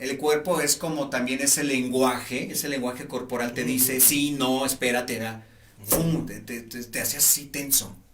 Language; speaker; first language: Spanish; native; Spanish